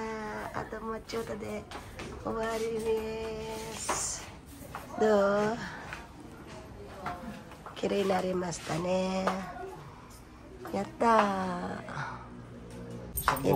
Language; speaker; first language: Japanese; non-native, fluent; Filipino